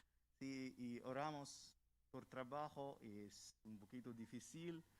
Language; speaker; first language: Spanish; non-native, learner; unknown